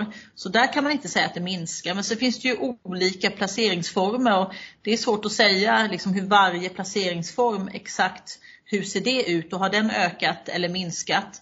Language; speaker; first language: Swedish; native; Swedish